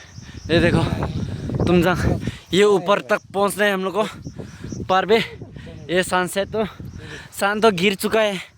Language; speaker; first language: Hindi; non-native, local second language; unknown